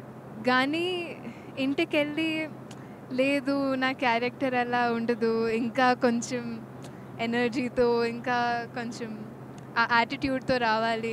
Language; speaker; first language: Telugu; non-native, fluent; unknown